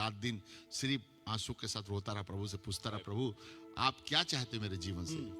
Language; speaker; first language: Hindi; native; Hindi